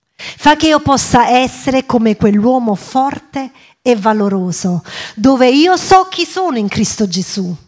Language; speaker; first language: Italian; early bilingual, other home language; English